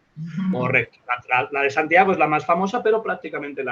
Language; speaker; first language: Spanish; native; Spanish